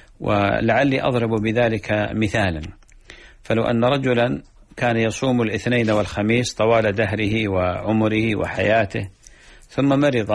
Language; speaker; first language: Arabic; native; Arabic